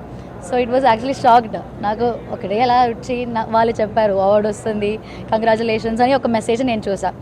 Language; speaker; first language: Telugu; non-native, learner; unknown